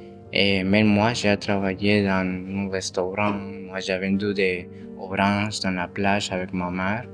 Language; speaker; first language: French; non-native, fluent; Spanish